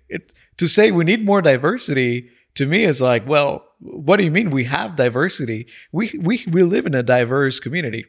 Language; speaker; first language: English; non-native, fluent; Spanish